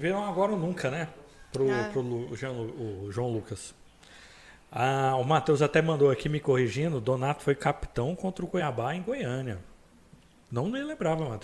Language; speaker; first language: Portuguese; native; Portuguese